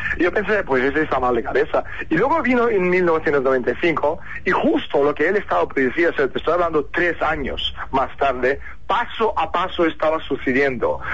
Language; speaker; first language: Spanish; non-native, fluent; Russian